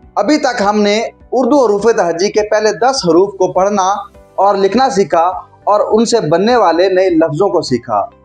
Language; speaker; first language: Urdu; native; Urdu